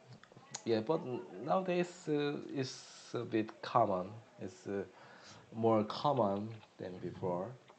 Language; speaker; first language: English; non-native, learner; Korean